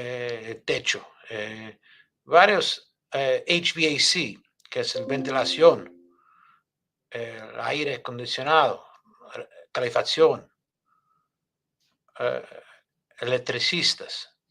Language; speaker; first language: Spanish; non-native, fluent; English